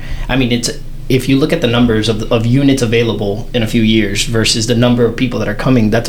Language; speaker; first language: English; native; English